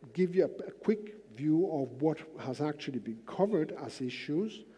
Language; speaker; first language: English; non-native, fluent; Danish